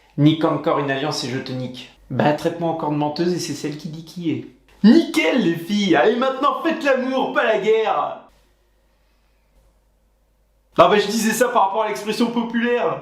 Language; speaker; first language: French; native; French